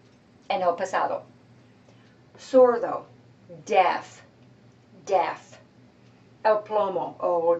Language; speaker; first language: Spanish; non-native, fluent; English